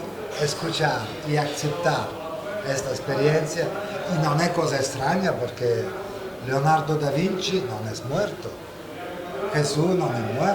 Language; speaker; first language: Spanish; non-native, fluent; Italian